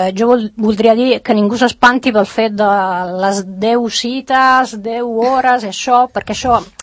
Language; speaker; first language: Catalan; non-native, fluent; Italian